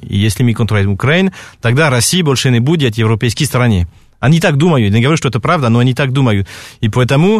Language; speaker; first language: Russian; non-native, fluent; French